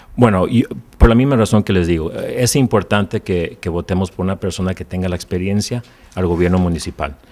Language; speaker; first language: Spanish; early bilingual, heritage; Spanish